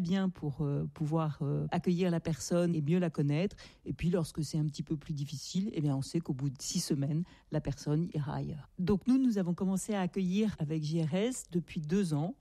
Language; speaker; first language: French; native; French